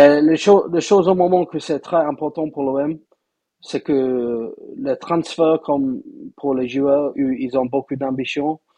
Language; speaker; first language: French; non-native, fluent; English